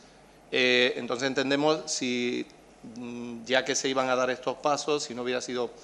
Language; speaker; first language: Spanish; native; Spanish